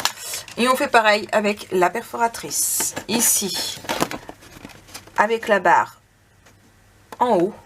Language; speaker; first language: French; native; French